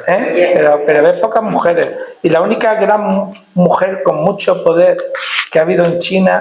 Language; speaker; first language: Spanish; native; Spanish